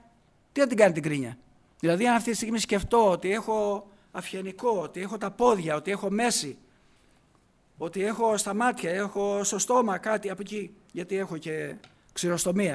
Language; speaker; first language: Greek; native; Greek